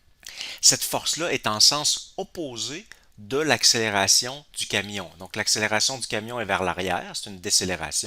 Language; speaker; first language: French; native; French